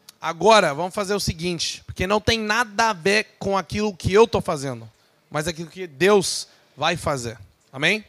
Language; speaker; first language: Portuguese; non-native, fluent; English